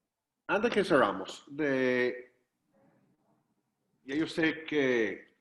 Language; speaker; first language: Spanish; non-native, fluent; English